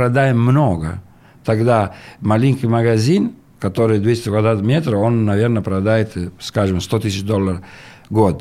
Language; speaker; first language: Russian; non-native, learner; Italian